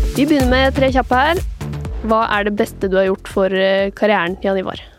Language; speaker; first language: Norwegian; native; Norwegian